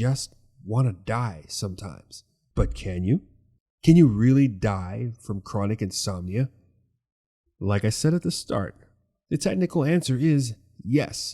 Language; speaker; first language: English; native; English